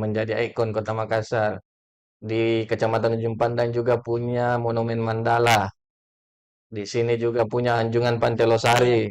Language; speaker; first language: Indonesian; native; Indonesian